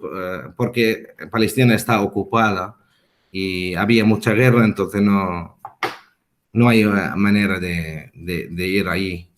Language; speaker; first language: Spanish; non-native, fluent; Arabic